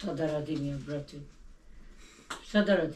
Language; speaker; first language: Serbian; non-native, local second language; Albanian